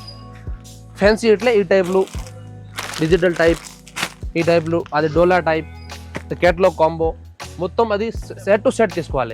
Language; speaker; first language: Telugu; non-native, local second language; Urdu